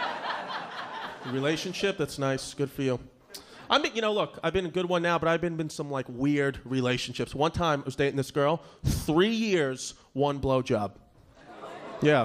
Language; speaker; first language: English; native; English